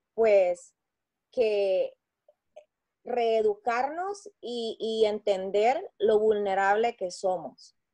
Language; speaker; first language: Spanish; native; Spanish